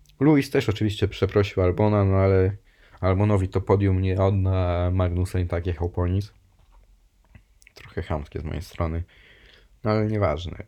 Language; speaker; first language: Polish; native; Polish